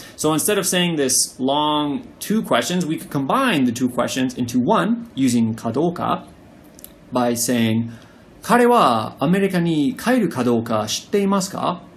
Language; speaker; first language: English; native; English